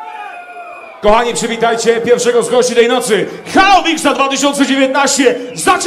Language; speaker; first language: Polish; native; Polish